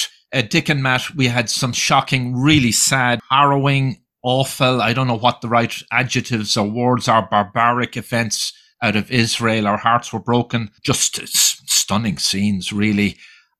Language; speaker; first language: English; native; English